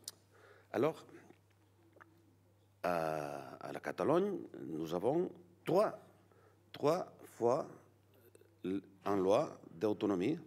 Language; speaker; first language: French; non-native, learner; Catalan